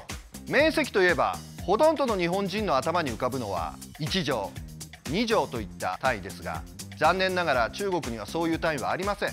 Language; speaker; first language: Japanese; native; Japanese